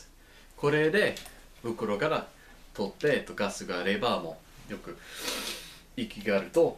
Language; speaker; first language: Japanese; non-native, learner; English